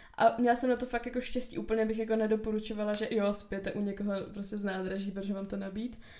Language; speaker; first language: Czech; native; Czech